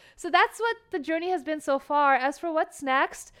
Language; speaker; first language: English; early bilingual, other home language; Bangla